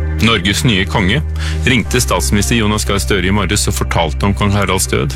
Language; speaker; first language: Norwegian; native; Norwegian